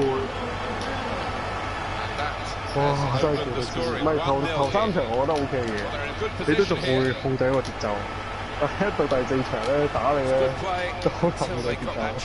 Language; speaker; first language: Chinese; non-native, local second language; Cantonese